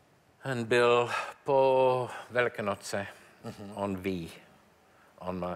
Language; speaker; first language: Czech; non-native, learner; English